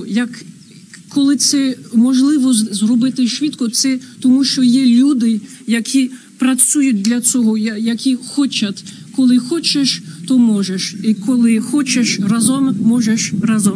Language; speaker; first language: Ukrainian; non-native, fluent; French